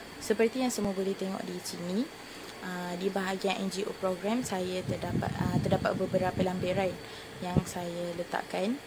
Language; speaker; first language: Malay; native; Malay